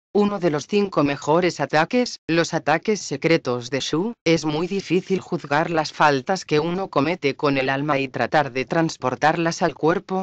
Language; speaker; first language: Spanish; native; Spanish